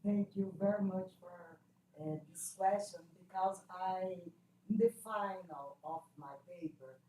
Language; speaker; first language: English; non-native, learner; Portuguese